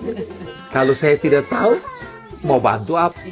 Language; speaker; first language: Indonesian; non-native, local second language; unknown